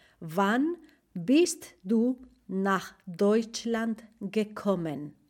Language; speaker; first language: German; non-native, fluent; Spanish